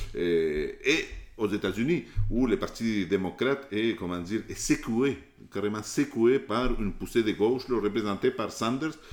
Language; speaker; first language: French; non-native, fluent; Spanish